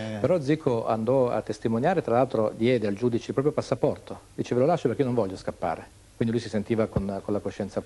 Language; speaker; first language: Italian; native; Italian